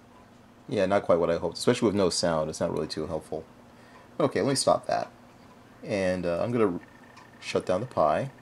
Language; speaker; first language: English; native; English